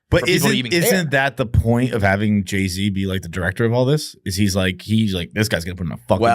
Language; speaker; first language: English; native; English